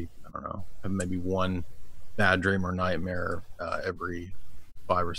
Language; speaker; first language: English; native; English